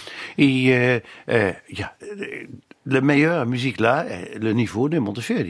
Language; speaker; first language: French; non-native, fluent; Dutch